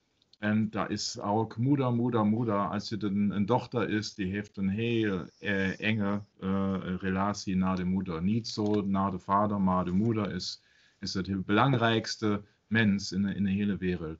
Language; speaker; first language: Dutch; non-native, learner; German